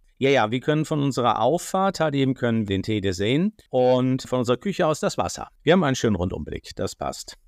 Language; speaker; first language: German; native; German